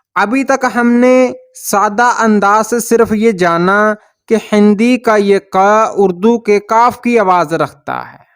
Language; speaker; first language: Urdu; native; Urdu